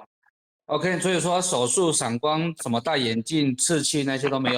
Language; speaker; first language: Chinese; native; Chinese